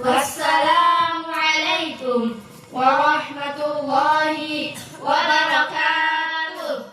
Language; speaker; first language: Arabic; non-native, learner; Indonesian